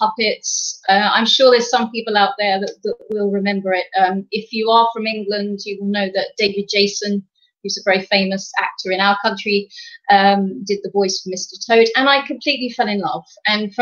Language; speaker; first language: English; native; English